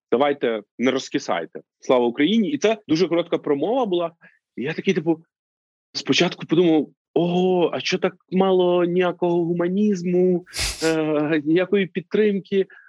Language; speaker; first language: Ukrainian; native; Ukrainian